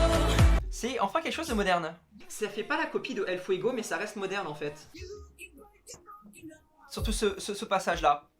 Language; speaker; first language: French; native; French